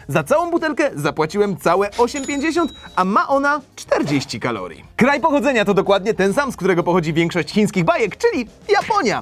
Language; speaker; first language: Polish; native; Polish